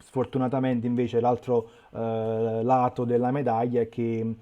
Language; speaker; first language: Italian; native; Italian